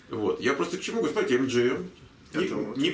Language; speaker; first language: Russian; native; Russian